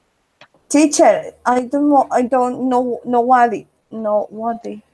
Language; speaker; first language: English; non-native, learner; Spanish